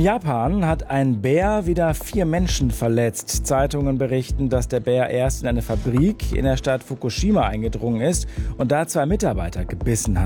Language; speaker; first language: German; native; German